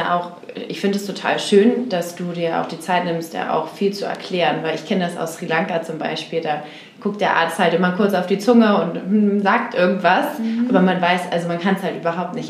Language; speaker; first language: German; native; German